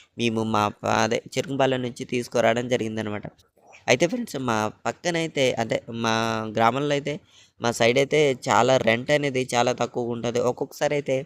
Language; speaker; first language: Telugu; native; Telugu